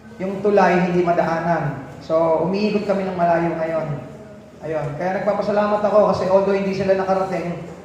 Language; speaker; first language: Filipino; native; Filipino